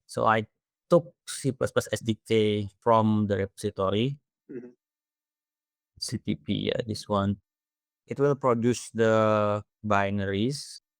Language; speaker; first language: English; non-native, fluent; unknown